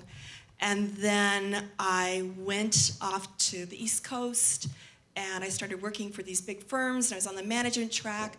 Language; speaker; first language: English; native; English